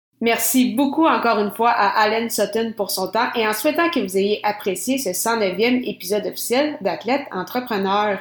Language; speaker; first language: French; native; French